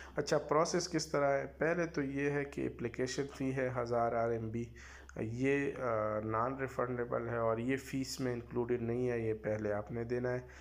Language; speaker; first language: Urdu; non-native, local second language; Pashto